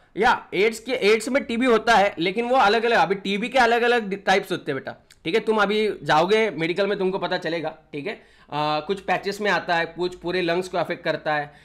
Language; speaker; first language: Hindi; non-native, local second language; Marathi